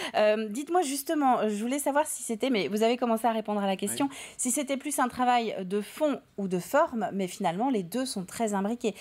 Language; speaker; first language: French; native; French